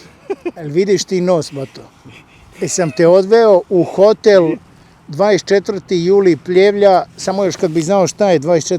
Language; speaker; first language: Bosnian; native; Bosnian